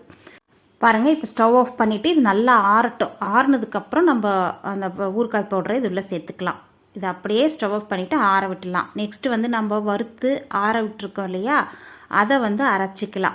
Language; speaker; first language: Tamil; native; Tamil